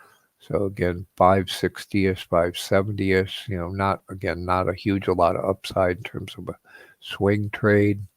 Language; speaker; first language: English; native; English